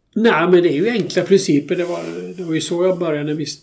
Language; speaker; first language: Swedish; native; Swedish